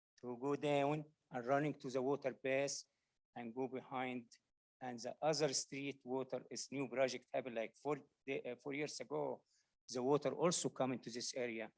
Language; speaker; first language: English; non-native, learner; Arabic